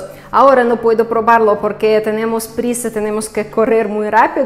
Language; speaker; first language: Spanish; non-native, fluent; Russian